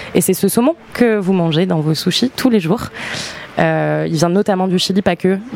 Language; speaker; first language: French; native; French